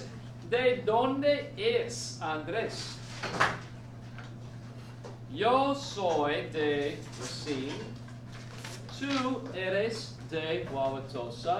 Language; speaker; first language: Spanish; non-native, fluent; English